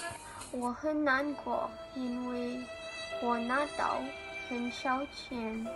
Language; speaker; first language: Chinese; non-native, learner; Malay